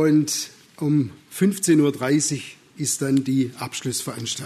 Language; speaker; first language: German; native; German